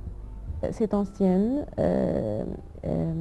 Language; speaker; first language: French; non-native, fluent; Arabic